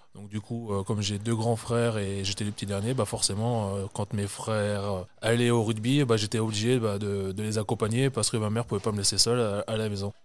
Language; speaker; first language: French; native; French